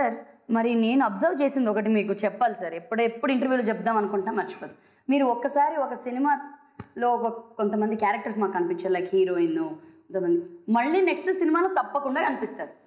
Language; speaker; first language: Telugu; native; Telugu